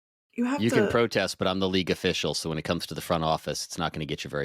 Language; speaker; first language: English; native; English